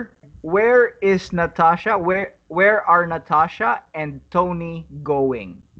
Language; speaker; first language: English; non-native, fluent; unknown